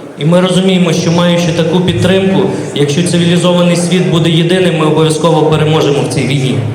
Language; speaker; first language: Ukrainian; native; Ukrainian